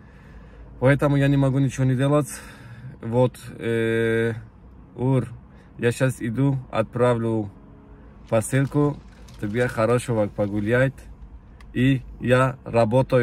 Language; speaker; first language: Russian; non-native, learner; Turkish